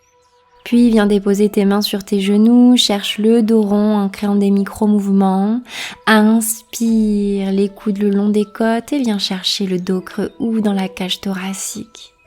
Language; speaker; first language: French; native; French